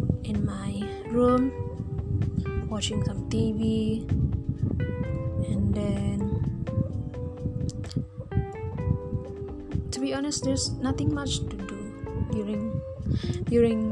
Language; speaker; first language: English; non-native, local second language; Malay